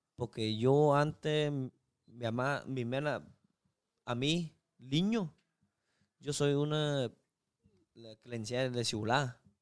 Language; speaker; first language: Spanish; non-native, learner; Chinese